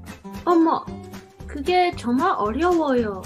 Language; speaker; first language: Korean; non-native, learner; English